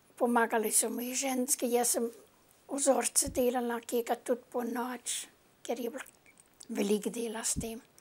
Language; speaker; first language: Slovenian; early bilingual, heritage; Slovenian